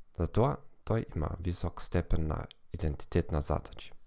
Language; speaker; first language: Macedonian; non-native, learner; German